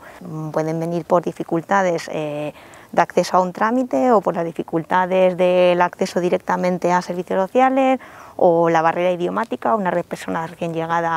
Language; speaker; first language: Spanish; native; Spanish